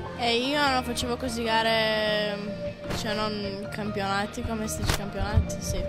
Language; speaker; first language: Italian; non-native, learner; Lithuanian